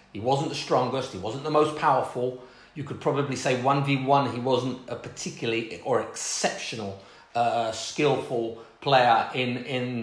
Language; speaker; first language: English; native; English